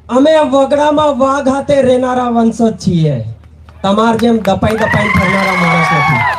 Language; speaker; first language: Gujarati; non-native, local second language; Bhili